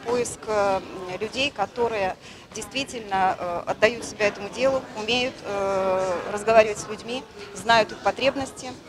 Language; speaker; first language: Russian; native; Russian